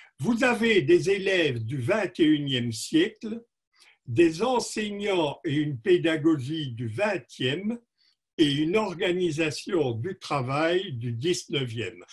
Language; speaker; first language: French; native; French